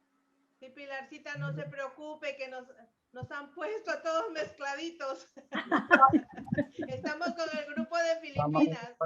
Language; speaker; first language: Spanish; native; Spanish